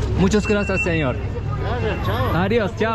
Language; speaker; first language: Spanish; non-native, learner; Turkish